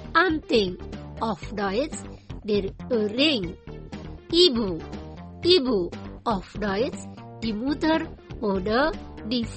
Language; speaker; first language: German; non-native, fluent; Indonesian